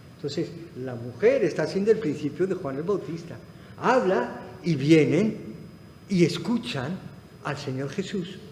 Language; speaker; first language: Spanish; non-native, fluent; Arabic